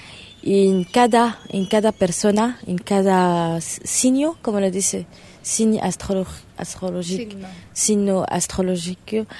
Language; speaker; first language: Spanish; non-native, learner; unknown